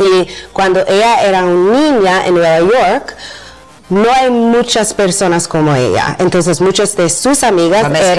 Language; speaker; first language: Spanish; non-native, learner; English